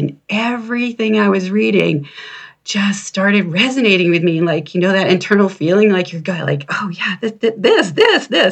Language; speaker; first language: English; native; English